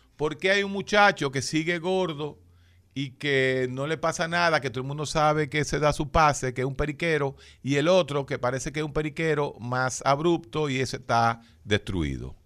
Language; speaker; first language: Spanish; native; Spanish